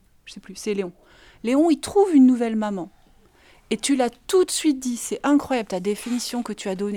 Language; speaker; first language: French; native; French